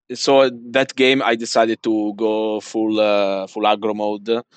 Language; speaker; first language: English; non-native, fluent; Italian